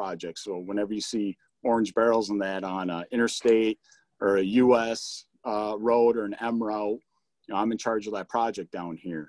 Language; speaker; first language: English; native; English